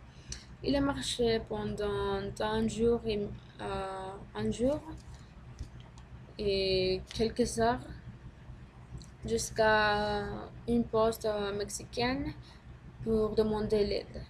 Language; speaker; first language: French; non-native, learner; Spanish